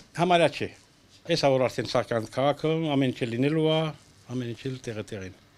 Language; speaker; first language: Armenian; native; Armenian